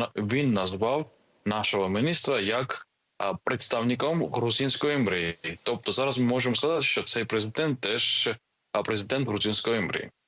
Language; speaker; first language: Ukrainian; non-native, fluent; Georgian